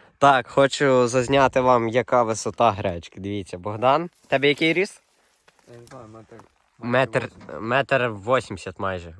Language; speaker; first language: Ukrainian; native; Ukrainian